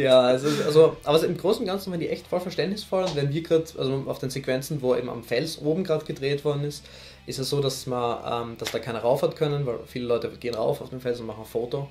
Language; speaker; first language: German; native; German